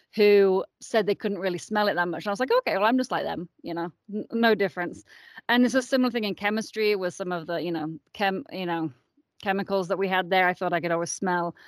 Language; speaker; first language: English; native; English